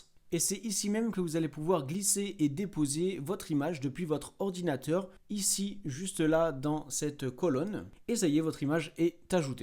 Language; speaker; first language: French; native; French